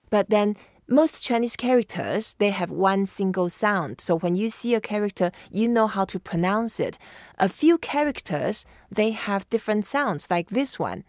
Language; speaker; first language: English; non-native, fluent; Chinese